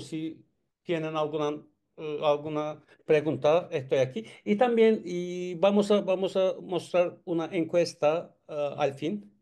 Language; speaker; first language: Spanish; non-native, learner; Turkish